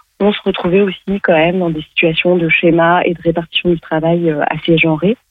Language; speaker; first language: French; native; French